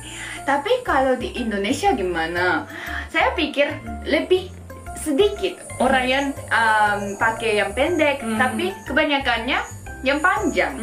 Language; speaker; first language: Indonesian; non-native, fluent; Japanese